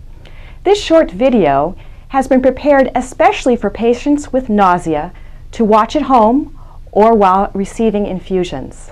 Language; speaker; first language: English; native; English